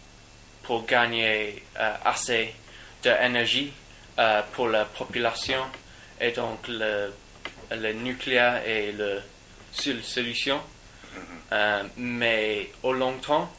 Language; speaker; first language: French; non-native, learner; English